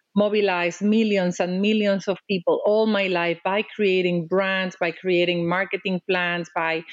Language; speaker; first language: English; non-native, fluent; Spanish